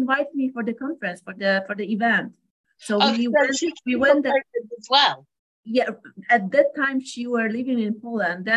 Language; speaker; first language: English; non-native, fluent; Polish